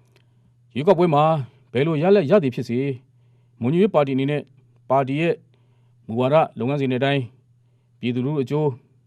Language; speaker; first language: Burmese; non-native, local second language; Mon